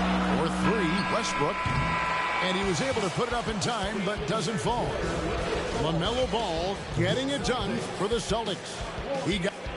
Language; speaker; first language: English; native; English